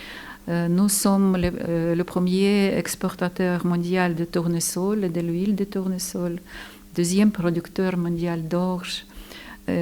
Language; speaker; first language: French; non-native, fluent; Ukrainian